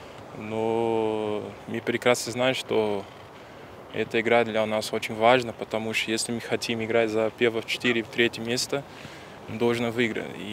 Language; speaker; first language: Russian; non-native, learner; Portuguese